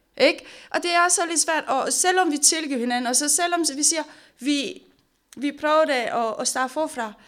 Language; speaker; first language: Danish; non-native, fluent; Romanian